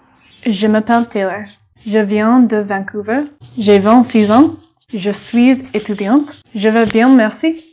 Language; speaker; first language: French; non-native, learner; English